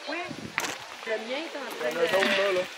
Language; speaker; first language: French; non-native, learner; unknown